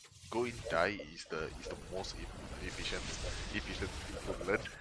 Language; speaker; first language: English; non-native, local second language; Chinese